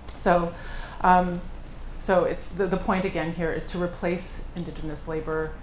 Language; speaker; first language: English; native; English